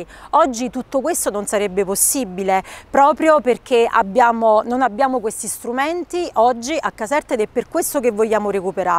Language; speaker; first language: Italian; native; Italian